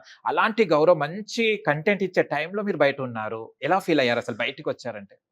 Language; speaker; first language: Telugu; native; Telugu